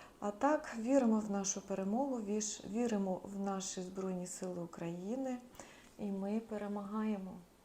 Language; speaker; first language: Ukrainian; non-native, local second language; Russian